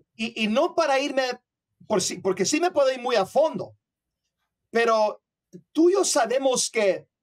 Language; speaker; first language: Spanish; early bilingual, other home language; English